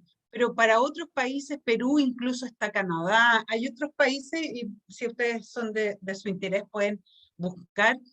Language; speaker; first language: Spanish; native; Spanish